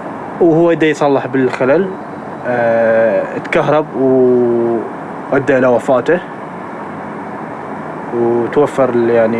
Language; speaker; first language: Arabic; native; Arabic